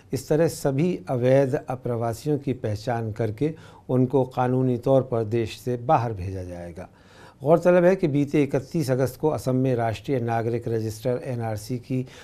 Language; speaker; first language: Hindi; native; Hindi